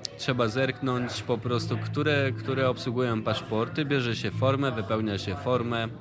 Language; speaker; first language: Polish; native; Polish